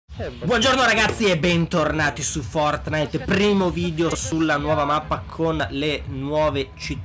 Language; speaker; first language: Italian; native; Italian